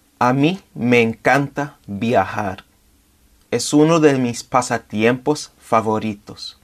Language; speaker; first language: Spanish; non-native, fluent; English